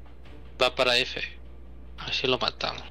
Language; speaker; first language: Spanish; native; Spanish